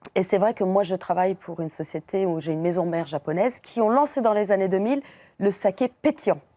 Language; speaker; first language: French; non-native, fluent; Persian